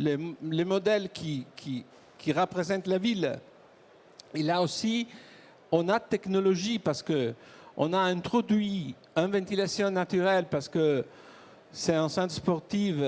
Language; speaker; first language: French; non-native, learner; Italian